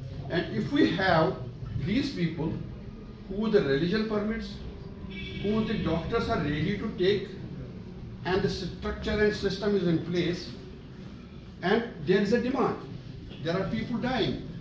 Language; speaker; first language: English; non-native, local second language; Kashmiri